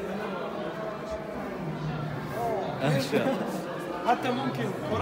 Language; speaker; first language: Arabic; native; Arabic